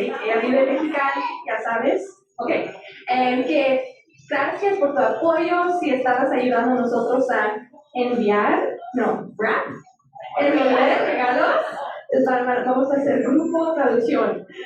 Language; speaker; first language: Spanish; early bilingual, heritage; English